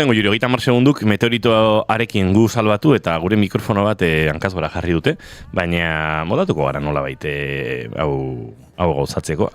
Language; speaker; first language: Basque; native; Basque